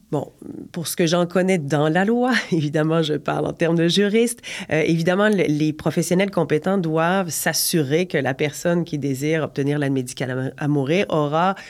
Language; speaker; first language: French; native; French